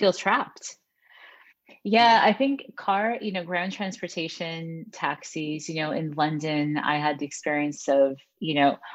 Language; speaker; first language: English; native; English